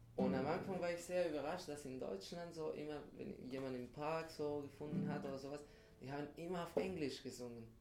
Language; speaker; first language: German; non-native, fluent; Spanish